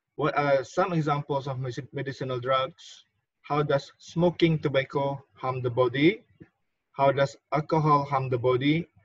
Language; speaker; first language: English; non-native, local second language; Malay